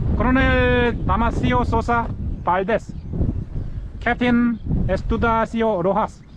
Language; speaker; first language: Spanish; non-native, learner; Korean